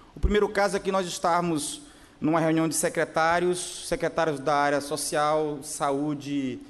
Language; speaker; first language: Portuguese; native; Portuguese